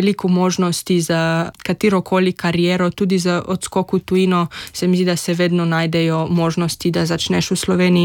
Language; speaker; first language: Slovenian; native; Slovenian